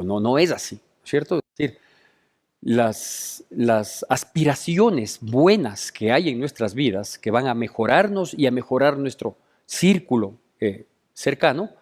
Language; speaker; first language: Spanish; native; Spanish